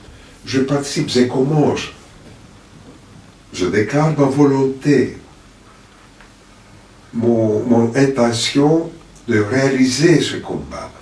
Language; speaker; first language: French; non-native, fluent; Greek